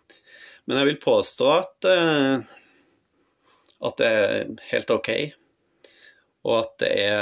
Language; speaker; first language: Norwegian; native; Norwegian